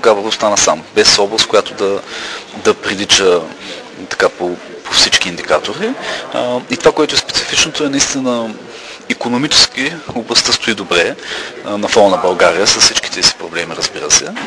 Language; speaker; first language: Bulgarian; native; Bulgarian